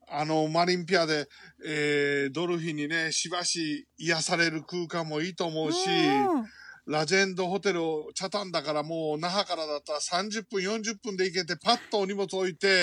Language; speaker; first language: Japanese; native; Japanese